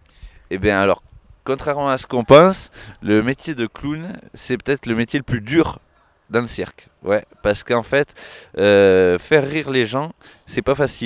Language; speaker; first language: French; native; French